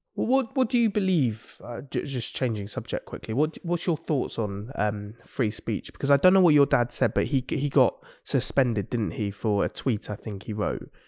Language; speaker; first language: English; native; English